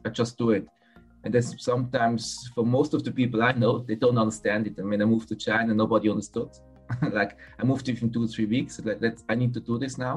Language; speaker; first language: English; non-native, fluent; German